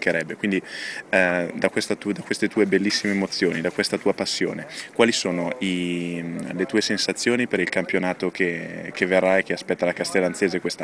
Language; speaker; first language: Italian; native; Italian